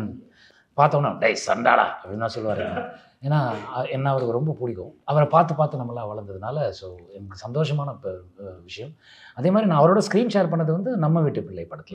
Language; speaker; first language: Tamil; native; Tamil